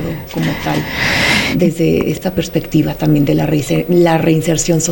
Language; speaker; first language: Spanish; native; Spanish